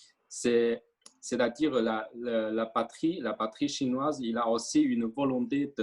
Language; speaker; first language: French; non-native, fluent; Chinese